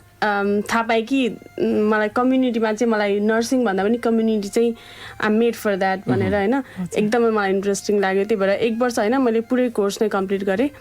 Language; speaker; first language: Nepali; native; Nepali